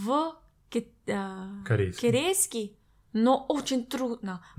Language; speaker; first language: Russian; non-native, learner; English